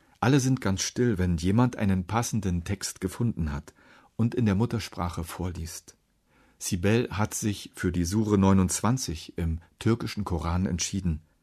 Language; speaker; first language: German; native; German